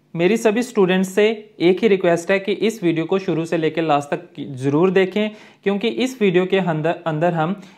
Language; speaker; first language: Hindi; native; Hindi